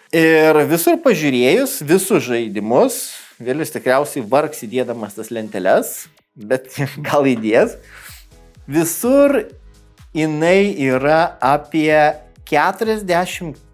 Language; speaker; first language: Lithuanian; native; Lithuanian